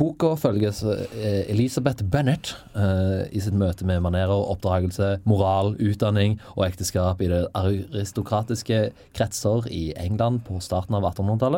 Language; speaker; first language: Norwegian; native; Norwegian